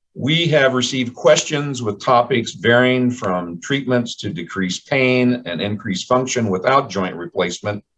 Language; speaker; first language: English; native; English